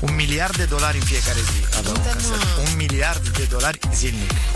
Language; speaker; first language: Romanian; native; Romanian